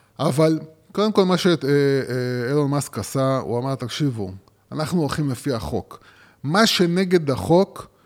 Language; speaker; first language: Hebrew; native; Hebrew